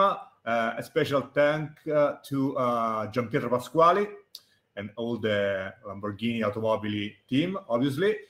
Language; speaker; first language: English; non-native, fluent; Italian